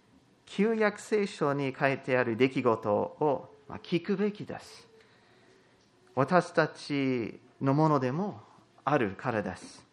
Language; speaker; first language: Japanese; non-native, fluent; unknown